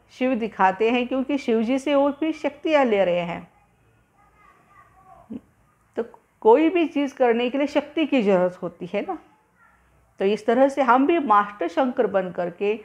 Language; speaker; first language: Hindi; non-native, local second language; Marathi